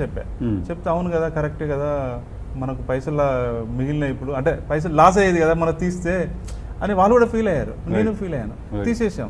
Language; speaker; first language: Telugu; native; Telugu